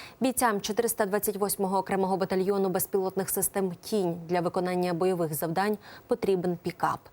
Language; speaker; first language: Ukrainian; native; Ukrainian